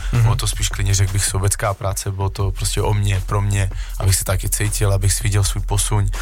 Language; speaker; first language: Czech; early bilingual, other home language; French